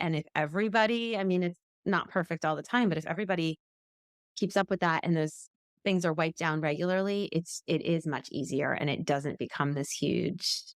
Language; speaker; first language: English; native; English